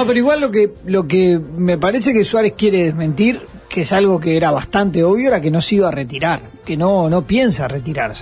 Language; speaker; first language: Spanish; native; Spanish